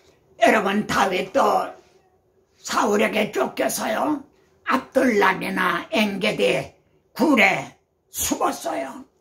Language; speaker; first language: Korean; native; Korean